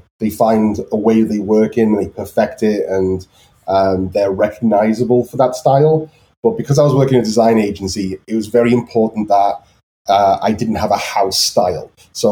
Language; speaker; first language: English; native; English